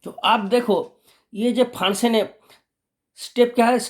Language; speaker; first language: Hindi; non-native, local second language; Bangla